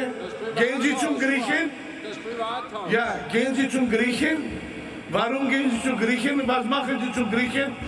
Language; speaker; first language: German; non-native, fluent; Greek